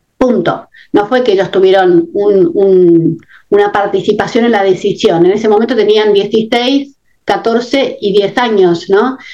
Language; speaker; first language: Spanish; native; Spanish